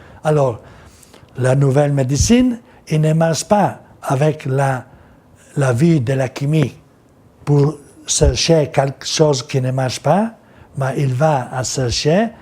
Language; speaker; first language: French; non-native, learner; Italian